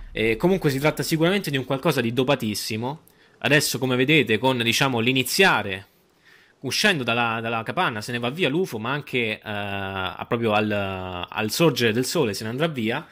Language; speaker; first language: Italian; native; Italian